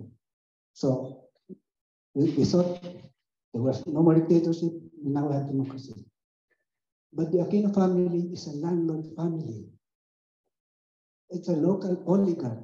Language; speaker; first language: English; non-native, local second language; Filipino